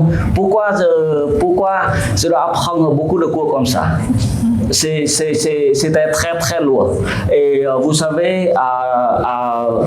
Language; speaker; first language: French; non-native, fluent; Vietnamese